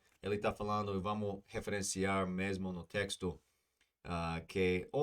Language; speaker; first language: Portuguese; non-native, fluent; English